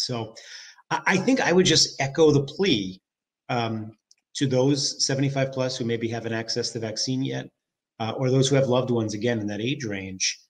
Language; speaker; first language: English; native; English